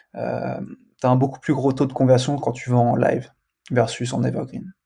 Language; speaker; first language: French; native; French